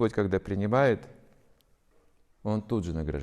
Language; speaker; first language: Russian; native; Russian